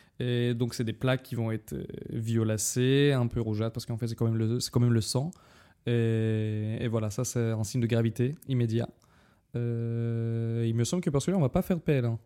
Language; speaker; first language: French; non-native, fluent; Russian